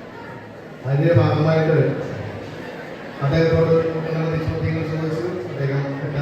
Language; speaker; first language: Malayalam; native; Malayalam